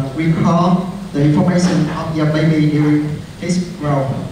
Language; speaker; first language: English; non-native, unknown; Vietnamese